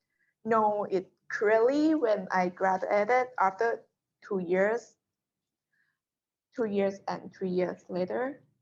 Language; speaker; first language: English; non-native, learner; Thai